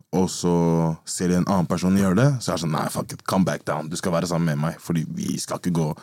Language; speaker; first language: Norwegian; early bilingual, other home language; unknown